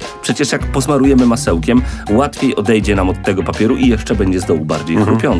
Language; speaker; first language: Polish; native; Polish